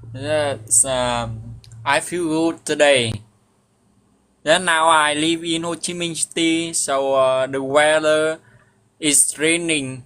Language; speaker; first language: English; non-native, learner; Vietnamese